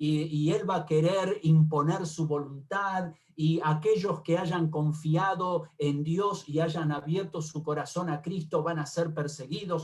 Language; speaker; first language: Spanish; native; Spanish